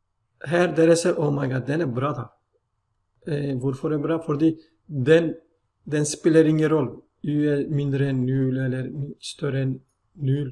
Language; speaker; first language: Norwegian; non-native, learner; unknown